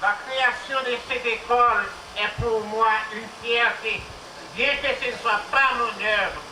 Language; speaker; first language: French; non-native, local second language; Haitian Creole